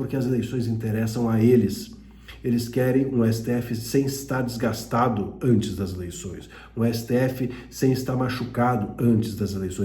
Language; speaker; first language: Portuguese; native; Portuguese